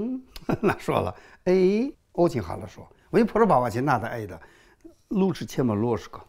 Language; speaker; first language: Russian; non-native, learner; Chinese